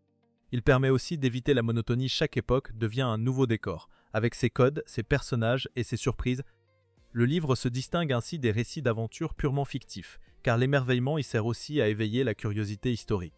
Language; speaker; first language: French; native; French